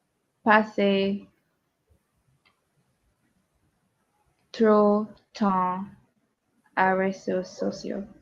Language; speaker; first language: French; non-native, learner; English